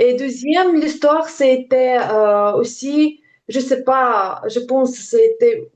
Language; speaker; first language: French; non-native, learner; Ukrainian